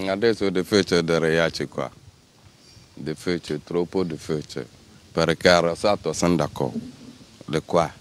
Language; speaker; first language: Italian; non-native, learner; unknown